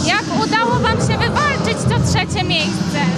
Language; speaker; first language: Polish; native; Polish